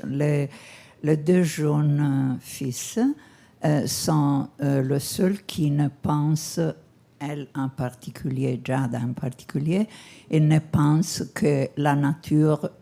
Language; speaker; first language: French; non-native, learner; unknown